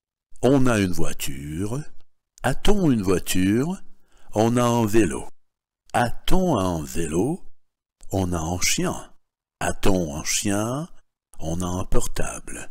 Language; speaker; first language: French; non-native, fluent; Russian